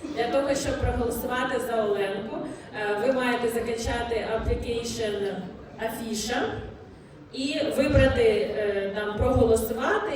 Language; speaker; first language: Ukrainian; non-native, local second language; Russian